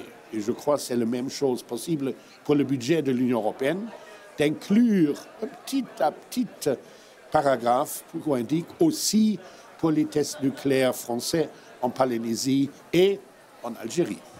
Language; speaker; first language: French; non-native, fluent; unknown